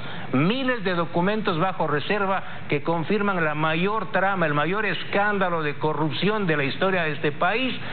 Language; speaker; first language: Spanish; native; Spanish